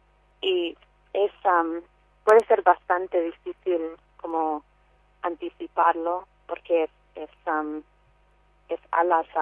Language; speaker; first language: Spanish; non-native, fluent; English